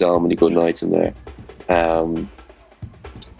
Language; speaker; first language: English; native; English